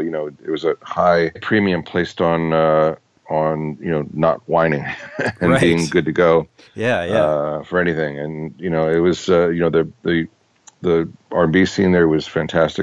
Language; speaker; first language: English; native; English